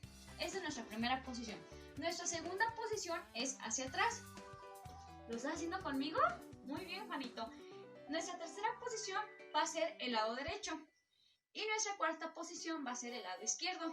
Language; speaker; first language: Spanish; native; Spanish